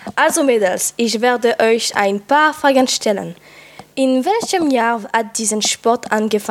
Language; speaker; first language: German; non-native, learner; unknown